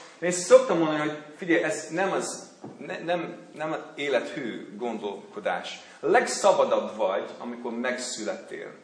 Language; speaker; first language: Hungarian; non-native, learner; English